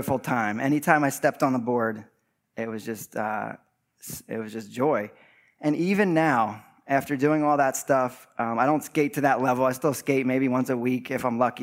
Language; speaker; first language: English; native; English